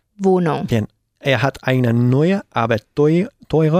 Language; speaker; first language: German; non-native, learner; Spanish